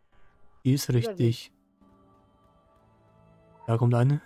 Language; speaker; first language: German; native; German